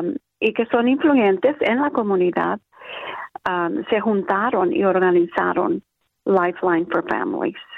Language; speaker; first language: Spanish; early bilingual, other home language; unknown